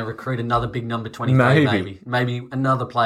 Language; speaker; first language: English; native; English